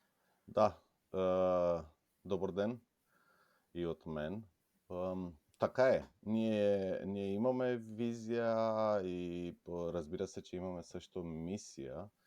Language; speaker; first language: Bulgarian; non-native, fluent; Romanian